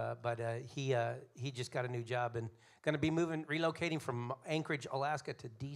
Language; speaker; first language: English; native; English